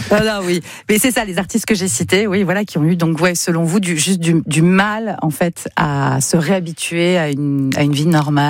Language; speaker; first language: French; native; French